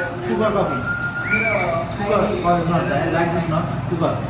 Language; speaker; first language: English; non-native, learner; Nepali